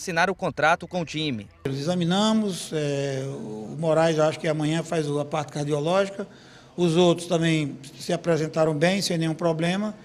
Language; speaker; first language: Portuguese; native; Portuguese